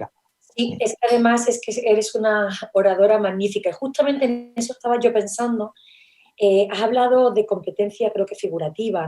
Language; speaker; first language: Spanish; native; Spanish